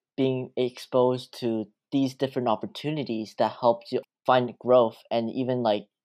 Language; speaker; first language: English; early bilingual, other home language; Cantonese